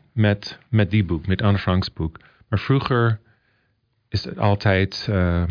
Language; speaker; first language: Dutch; early bilingual, heritage; Dutch